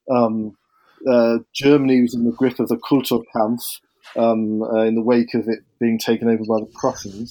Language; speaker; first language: English; native; English